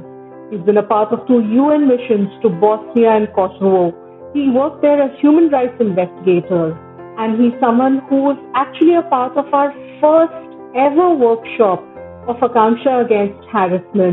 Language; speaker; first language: English; non-native, local second language; Hindi